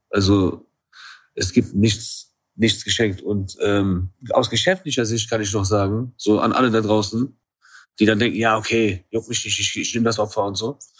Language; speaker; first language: German; early bilingual, other home language; Kurdish